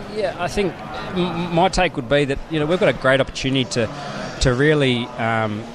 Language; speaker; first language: English; native; English